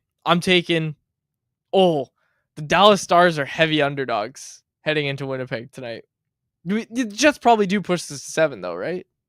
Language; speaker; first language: English; native; English